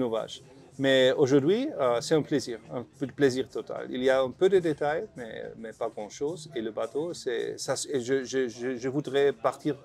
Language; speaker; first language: French; non-native, learner; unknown